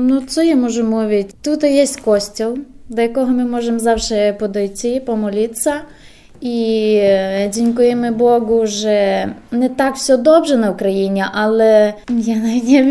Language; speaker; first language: Polish; non-native, learner; Ukrainian